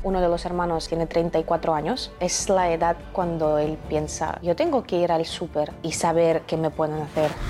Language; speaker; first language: Spanish; non-native, fluent; Ukrainian